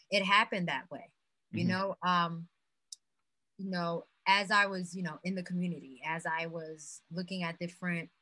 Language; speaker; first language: English; non-native, fluent; Haitian Creole